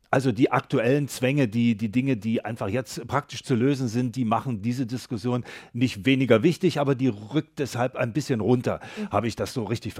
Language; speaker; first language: German; native; German